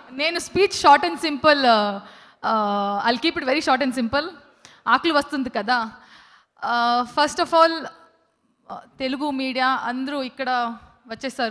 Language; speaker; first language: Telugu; non-native, learner; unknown